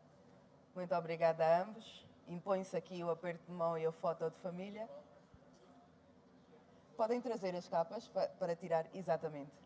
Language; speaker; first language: Portuguese; native; Portuguese